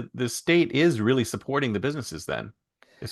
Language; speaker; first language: English; native; English